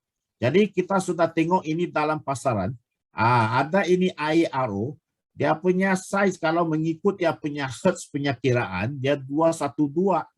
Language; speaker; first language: Indonesian; non-native, local second language; Chinese